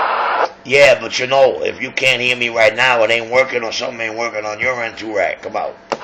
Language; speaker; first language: English; native; English